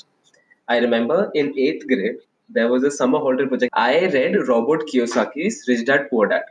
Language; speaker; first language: English; non-native, local second language; Hindi